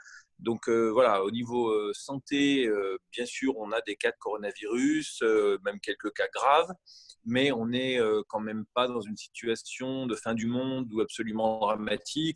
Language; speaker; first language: French; native; French